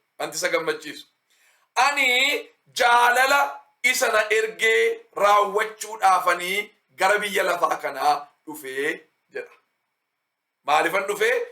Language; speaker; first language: Oromo; native; Oromo